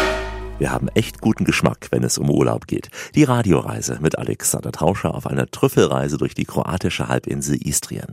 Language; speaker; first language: German; native; German